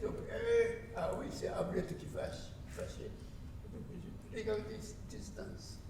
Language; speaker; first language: French; non-native, learner; Japanese